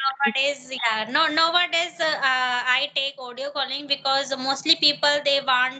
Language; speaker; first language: English; non-native, learner; Hindi